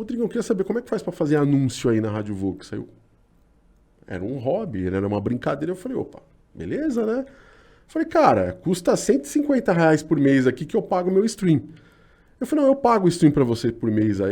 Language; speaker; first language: Portuguese; native; Portuguese